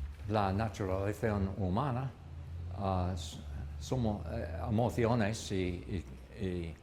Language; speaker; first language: Spanish; non-native, learner; English